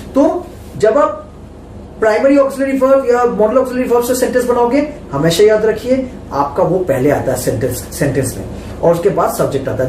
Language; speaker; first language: Hindi; non-native, local second language; Bangla